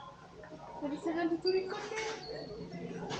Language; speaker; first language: French; native; French